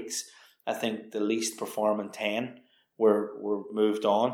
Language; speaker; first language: English; native; English